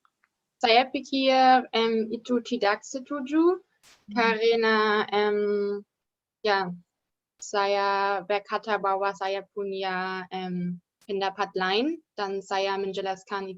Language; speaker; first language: Indonesian; non-native, learner; German